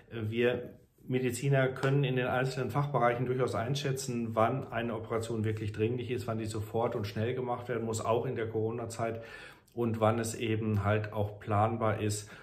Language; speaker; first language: German; native; German